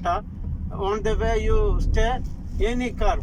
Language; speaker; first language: English; non-native, learner; Malayalam